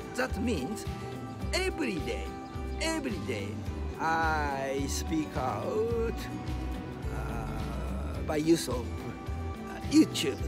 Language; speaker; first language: English; non-native, learner; Japanese